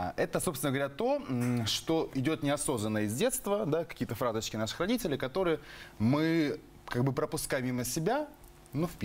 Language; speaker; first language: Russian; native; Russian